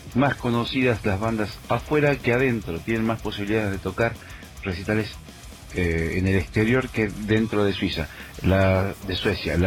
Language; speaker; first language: Spanish; native; Spanish